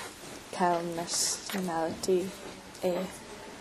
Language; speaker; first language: French; non-native, learner; English